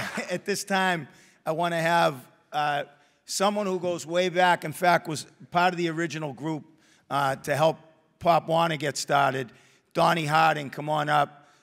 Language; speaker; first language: English; native; English